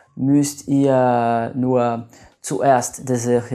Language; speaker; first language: German; non-native, learner; Portuguese